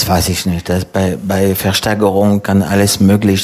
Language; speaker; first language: German; non-native, fluent; French